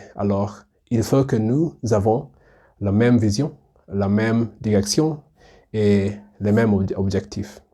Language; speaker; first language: French; non-native, learner; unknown